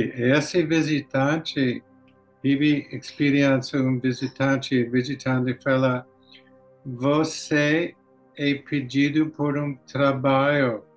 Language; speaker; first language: Portuguese; non-native, learner; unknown